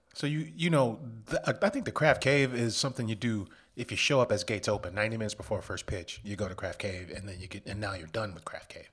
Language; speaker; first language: English; native; English